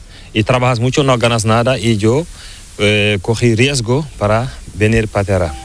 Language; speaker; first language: Spanish; non-native, local second language; Fula